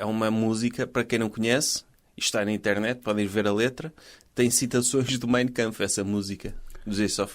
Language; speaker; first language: Portuguese; native; Portuguese